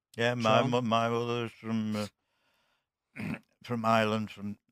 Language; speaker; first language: English; native; English